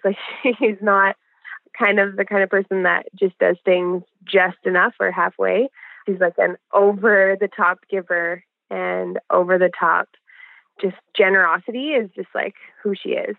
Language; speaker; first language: English; native; English